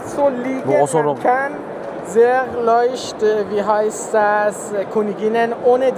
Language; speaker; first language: German; non-native, learner; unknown